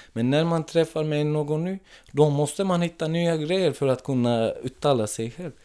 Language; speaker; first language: Swedish; non-native, fluent; Turkish